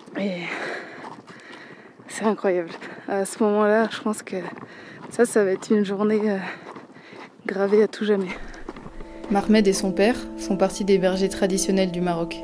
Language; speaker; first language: French; native; French